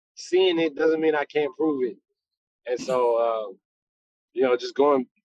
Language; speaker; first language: English; native; English